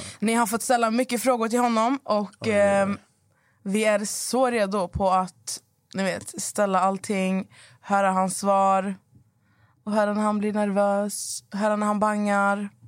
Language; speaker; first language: Swedish; native; Swedish